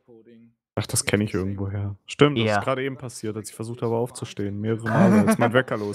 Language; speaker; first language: German; native; German